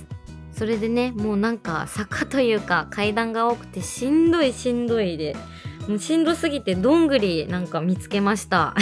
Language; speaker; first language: Japanese; native; Japanese